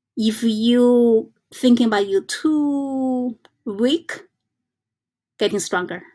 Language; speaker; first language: English; non-native, learner; Chinese